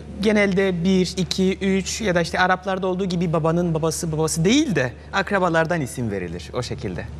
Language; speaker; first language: Turkish; non-native, fluent; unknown